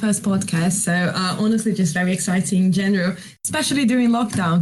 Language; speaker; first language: English; non-native, fluent; Portuguese